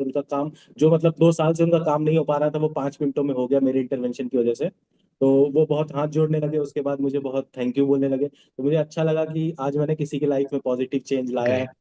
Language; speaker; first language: Hindi; non-native, local second language; Bhojpuri